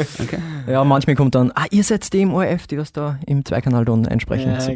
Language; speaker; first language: German; native; German